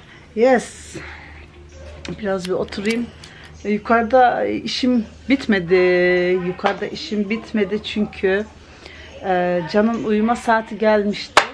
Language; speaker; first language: Turkish; early bilingual, other home language; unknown